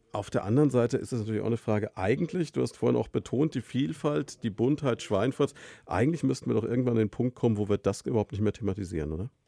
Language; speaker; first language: German; native; German